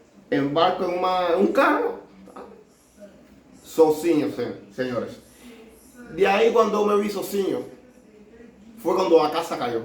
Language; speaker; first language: Portuguese; non-native, learner; Spanish